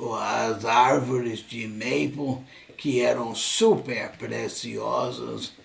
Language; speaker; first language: Portuguese; non-native, fluent; English